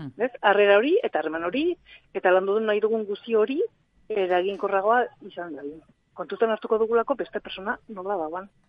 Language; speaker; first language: Basque; native; Basque